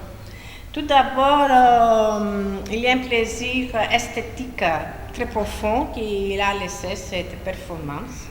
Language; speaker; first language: French; non-native, fluent; Greek